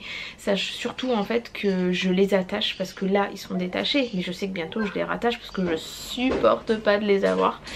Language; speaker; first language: French; native; French